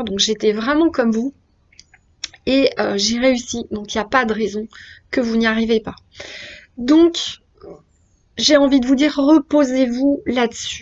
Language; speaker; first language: French; native; French